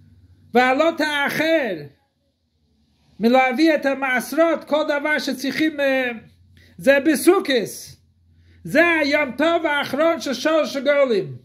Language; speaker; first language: Hebrew; non-native, fluent; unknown